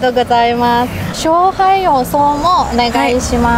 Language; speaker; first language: Japanese; non-native, fluent; Chinese